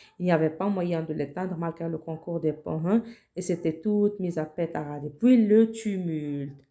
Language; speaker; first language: French; non-native, local second language; Arabic